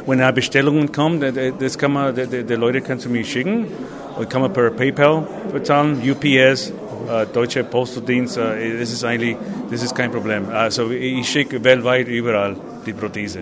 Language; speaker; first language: German; non-native, fluent; English